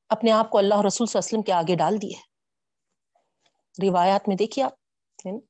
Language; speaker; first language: Urdu; native; Urdu